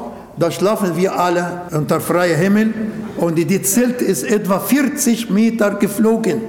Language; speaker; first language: German; non-native, local second language; Arabic